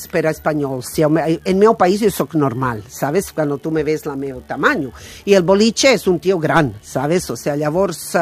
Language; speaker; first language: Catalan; non-native, learner; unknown